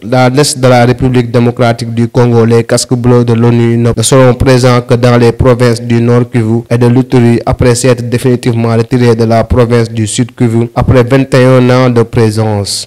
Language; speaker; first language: French; non-native, local second language; Wolof